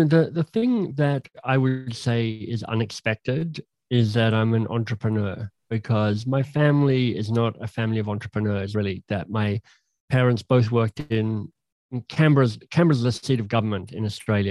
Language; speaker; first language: English; native; English